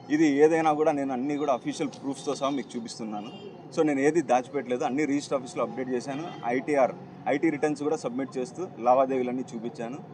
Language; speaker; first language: Telugu; native; Telugu